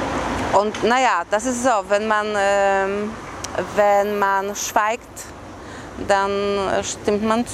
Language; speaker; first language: German; non-native, fluent; Polish